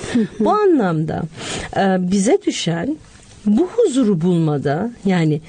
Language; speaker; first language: Turkish; native; Turkish